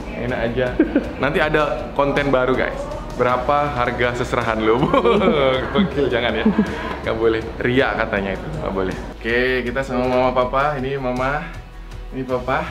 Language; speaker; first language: Indonesian; native; Indonesian